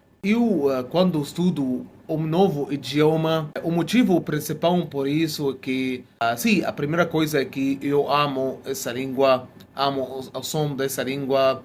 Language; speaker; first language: Portuguese; non-native, fluent; Arabic